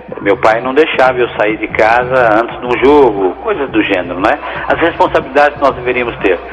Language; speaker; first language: Portuguese; native; Portuguese